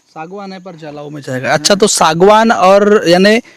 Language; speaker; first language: Hindi; non-native, local second language; Marathi